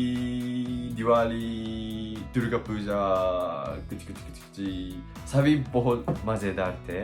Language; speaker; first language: Hindi; non-native, learner; Japanese